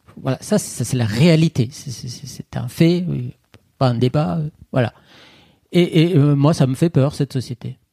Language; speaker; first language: French; non-native, fluent; Persian